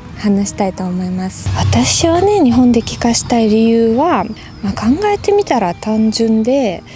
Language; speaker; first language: Japanese; non-native, fluent; Russian